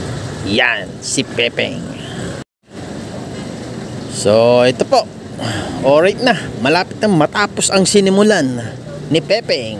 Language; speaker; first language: Filipino; native; Filipino